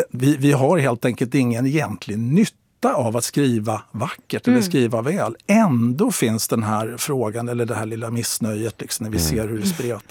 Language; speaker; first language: Swedish; native; Swedish